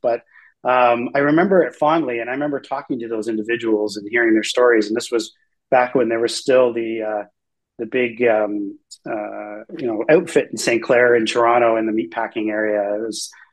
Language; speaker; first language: English; native; English